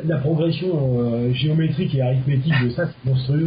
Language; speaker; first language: French; native; French